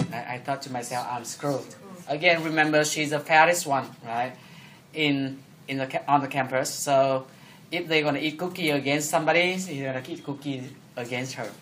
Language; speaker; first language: English; non-native, fluent; Vietnamese